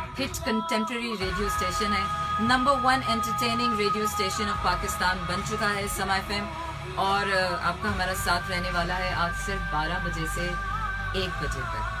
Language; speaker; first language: Urdu; native; Urdu